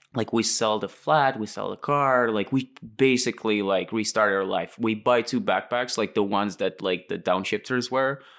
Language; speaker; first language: English; non-native, fluent; Latvian